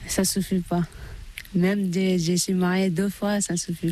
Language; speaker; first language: French; non-native, learner; Tibetan